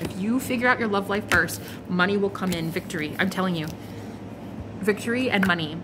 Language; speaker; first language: English; native; English